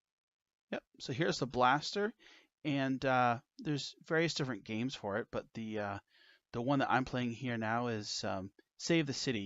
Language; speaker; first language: English; native; English